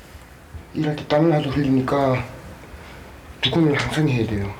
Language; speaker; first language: Korean; native; Korean